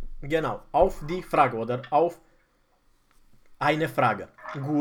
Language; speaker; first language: German; non-native, fluent; Romanian